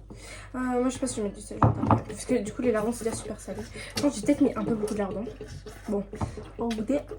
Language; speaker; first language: French; native; French